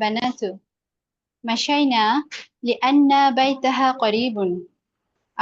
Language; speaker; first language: Arabic; non-native, learner; Bangla